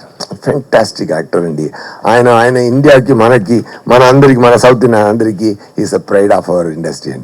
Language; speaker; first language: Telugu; non-native, fluent; Tamil